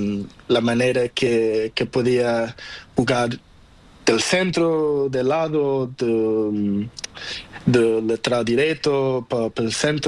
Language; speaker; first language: Spanish; non-native, learner; Portuguese